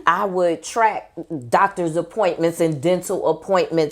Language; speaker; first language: English; native; English